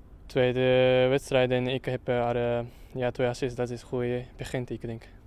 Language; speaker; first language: Dutch; non-native, learner; Japanese